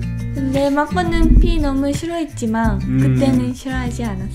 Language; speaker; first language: Korean; non-native, fluent; Japanese